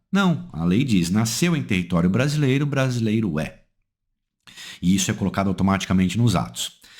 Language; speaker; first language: Portuguese; native; Portuguese